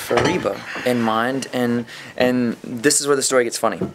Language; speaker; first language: English; native; English